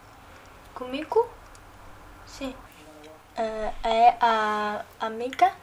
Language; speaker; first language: Portuguese; non-native, learner; Spanish